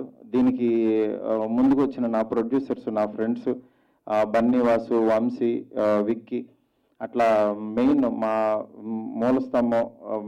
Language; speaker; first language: Telugu; native; Telugu